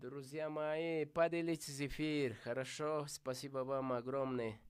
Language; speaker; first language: Russian; non-native, learner; Spanish